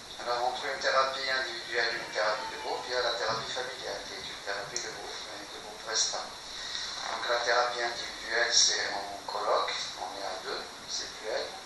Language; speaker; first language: French; non-native, local second language; Kabyle